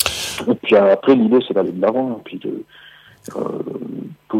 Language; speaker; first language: French; native; French